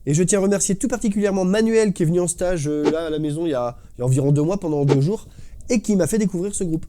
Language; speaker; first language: French; native; French